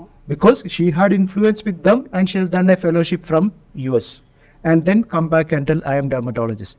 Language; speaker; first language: English; non-native, local second language; Malayalam